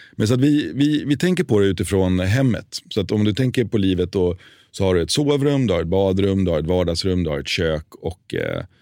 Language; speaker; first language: Swedish; native; Swedish